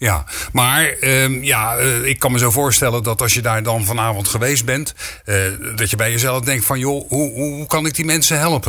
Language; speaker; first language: Dutch; native; Dutch